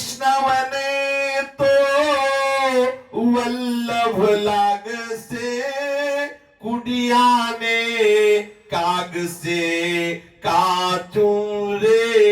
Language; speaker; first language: Hindi; native; Hindi